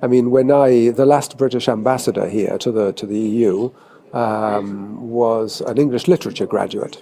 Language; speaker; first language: English; native; English